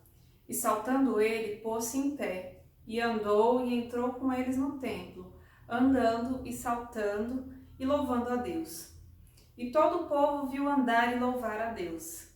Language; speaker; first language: Portuguese; native; Portuguese